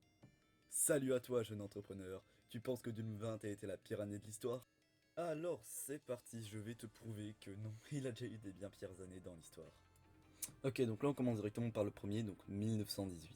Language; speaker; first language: French; native; French